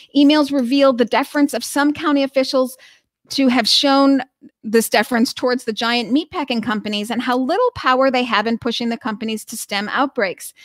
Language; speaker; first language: English; native; English